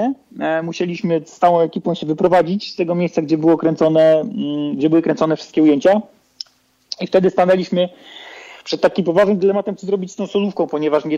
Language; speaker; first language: Polish; native; Polish